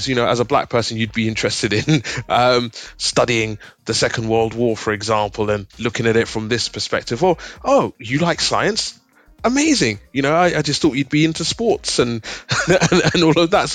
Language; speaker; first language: English; native; English